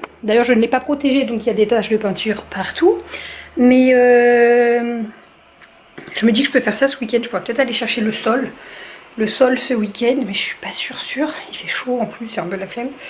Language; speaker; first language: French; native; French